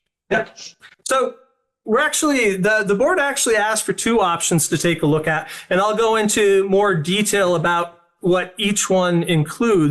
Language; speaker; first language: English; native; English